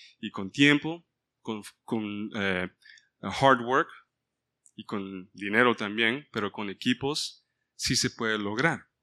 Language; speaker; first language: Spanish; early bilingual, heritage; Spanish